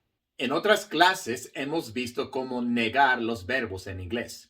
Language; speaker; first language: Spanish; non-native, fluent; English